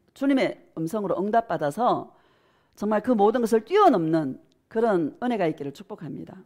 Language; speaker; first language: Korean; native; Korean